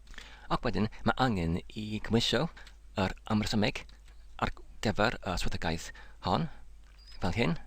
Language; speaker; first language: Welsh; non-native, learner; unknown